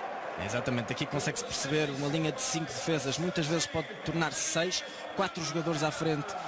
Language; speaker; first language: Portuguese; native; Portuguese